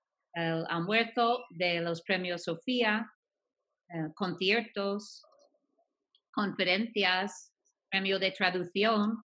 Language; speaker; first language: Spanish; non-native, fluent; English